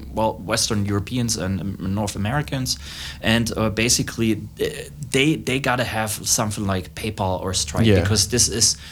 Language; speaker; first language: English; non-native, fluent; German